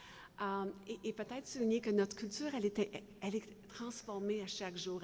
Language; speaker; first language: French; native; French